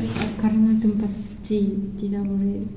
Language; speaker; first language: Indonesian; non-native, fluent; Japanese